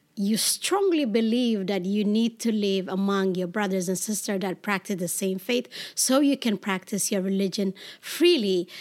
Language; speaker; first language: English; non-native, fluent; Amharic